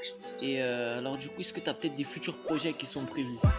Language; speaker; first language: French; native; French